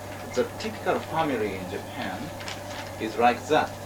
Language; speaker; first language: English; non-native, learner; Japanese